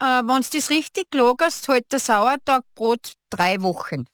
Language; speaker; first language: German; native; German